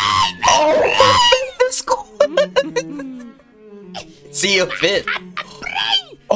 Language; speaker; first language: English; native; English